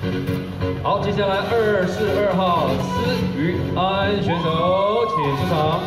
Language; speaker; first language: Chinese; native; Chinese